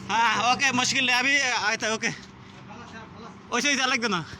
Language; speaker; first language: Hindi; non-native, learner; Bangla